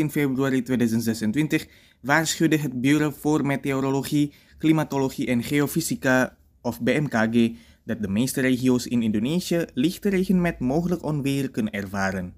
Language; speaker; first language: Dutch; non-native, fluent; Indonesian